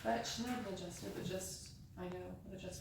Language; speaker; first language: English; native; English